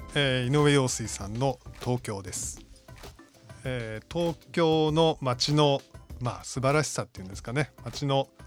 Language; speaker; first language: Japanese; native; Japanese